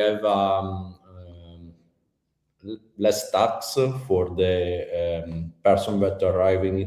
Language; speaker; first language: English; non-native, learner; Italian